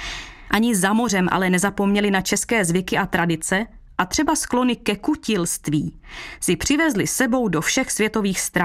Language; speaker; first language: Czech; native; Czech